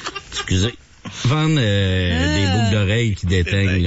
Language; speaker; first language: French; native; French